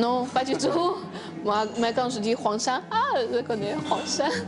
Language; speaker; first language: French; non-native, fluent; Chinese